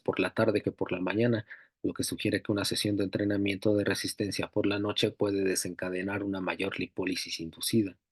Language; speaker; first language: Spanish; native; Spanish